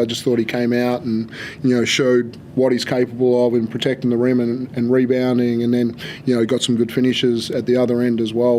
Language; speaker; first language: English; native; English